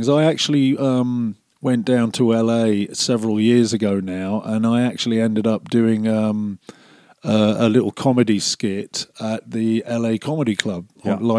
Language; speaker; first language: English; native; English